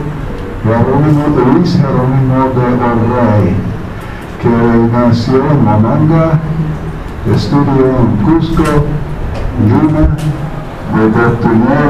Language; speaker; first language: Spanish; non-native, fluent; English